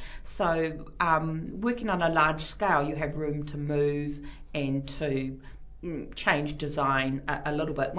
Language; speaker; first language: English; native; English